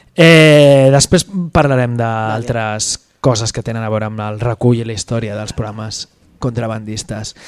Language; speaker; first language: Catalan; native; Catalan